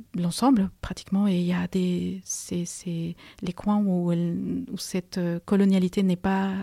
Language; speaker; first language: French; non-native, fluent; Spanish